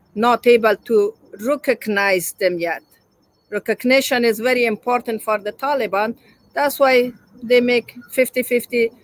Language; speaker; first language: English; non-native, learner; Persian